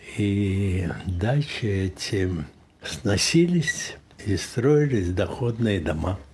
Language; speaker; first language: Russian; native; Russian